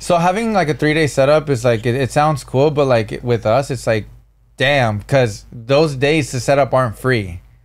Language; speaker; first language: English; early bilingual, other home language; Spanish